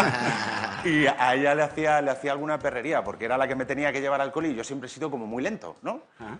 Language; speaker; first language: Spanish; native; Spanish